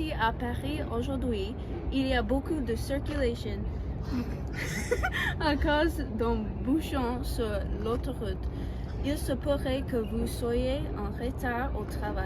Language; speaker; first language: French; non-native, learner; English